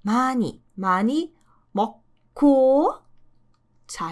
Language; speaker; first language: Korean; non-native, fluent; Portuguese